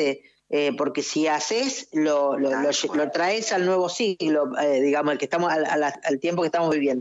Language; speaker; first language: Spanish; native; Spanish